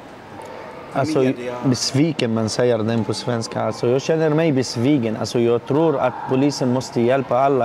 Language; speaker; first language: Swedish; non-native, learner; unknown